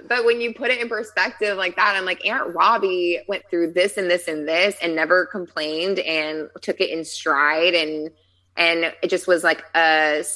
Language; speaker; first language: English; native; English